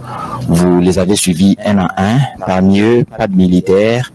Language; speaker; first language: French; non-native, local second language; Lingala